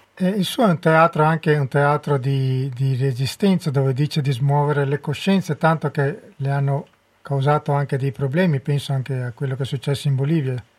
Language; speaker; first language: Italian; native; Italian